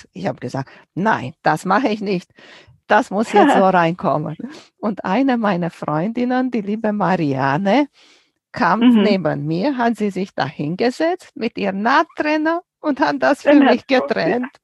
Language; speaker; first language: German; non-native, fluent; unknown